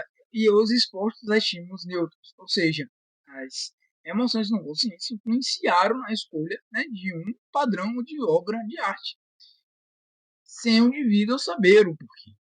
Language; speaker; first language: Portuguese; native; Portuguese